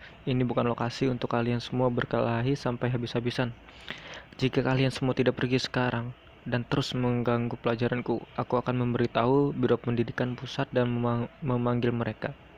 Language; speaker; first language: Indonesian; native; Indonesian